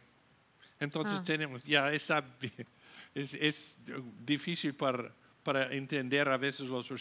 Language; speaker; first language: Spanish; non-native, learner; English